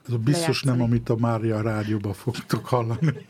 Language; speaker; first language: Hungarian; early bilingual, heritage; Hungarian